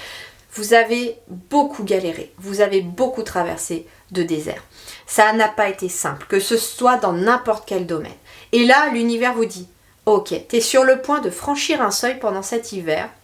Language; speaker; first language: French; native; French